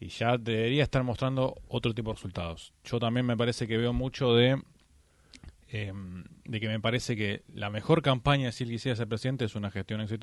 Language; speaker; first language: Spanish; native; Spanish